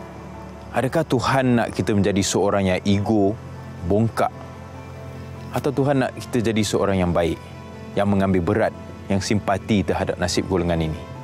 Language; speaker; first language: Malay; native; Malay